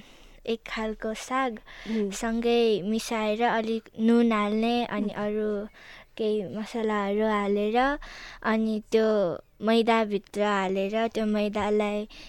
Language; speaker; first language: Nepali; early bilingual, other home language; Chinese